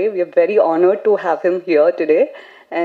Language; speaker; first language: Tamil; non-native, learner; Malayalam